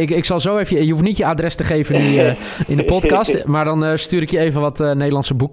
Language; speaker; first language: Dutch; native; Dutch